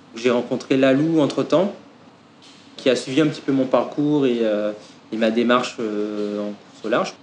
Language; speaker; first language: French; native; French